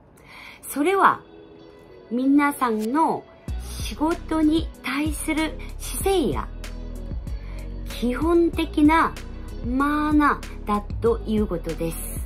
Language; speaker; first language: Japanese; non-native, fluent; Korean